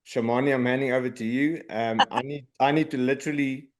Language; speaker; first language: English; non-native, local second language; Afrikaans